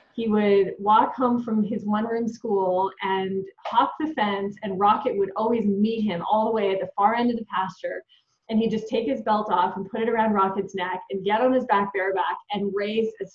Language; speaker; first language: English; native; English